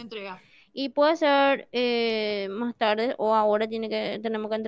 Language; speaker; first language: Spanish; native; Spanish